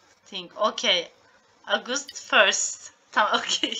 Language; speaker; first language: English; non-native, learner; Turkish